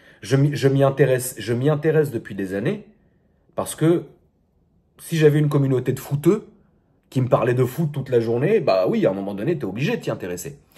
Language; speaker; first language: French; native; French